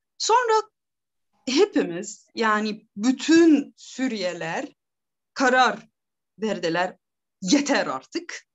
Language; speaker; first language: Turkish; non-native, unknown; Arabic